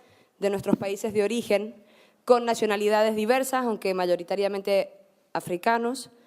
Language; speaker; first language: Spanish; native; Spanish